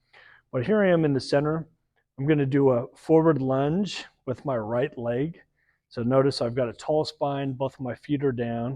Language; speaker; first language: English; native; English